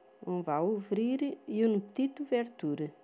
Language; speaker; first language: French; non-native, fluent; Portuguese